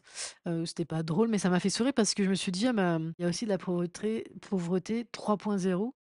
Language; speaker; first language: French; native; French